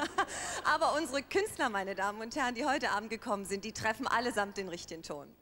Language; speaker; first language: German; native; German